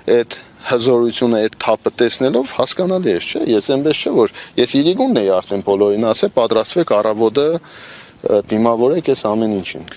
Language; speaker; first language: Armenian; native; Armenian